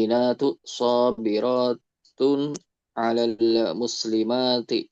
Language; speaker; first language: Arabic; non-native, learner; Indonesian